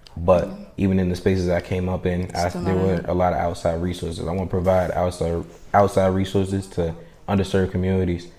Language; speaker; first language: English; native; English